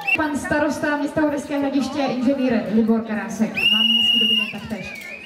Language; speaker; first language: Czech; native; Czech